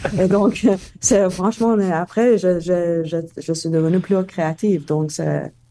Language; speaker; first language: French; non-native, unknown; Persian